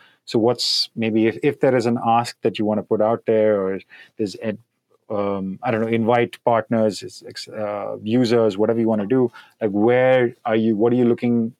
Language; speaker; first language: English; non-native, local second language; Hindi